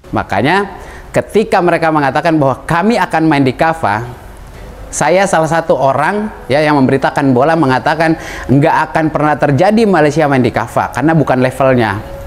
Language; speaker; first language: Indonesian; native; Indonesian